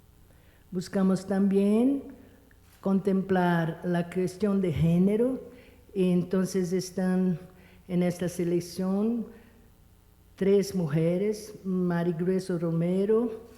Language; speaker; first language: Spanish; non-native, fluent; Portuguese